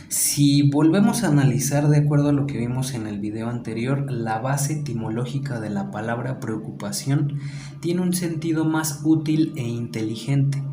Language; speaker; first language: Spanish; native; Spanish